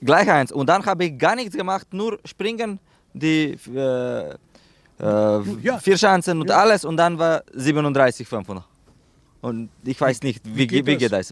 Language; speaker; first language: German; non-native, learner; Slovenian